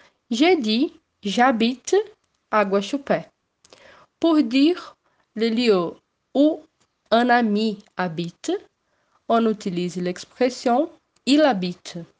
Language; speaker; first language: French; non-native, fluent; Portuguese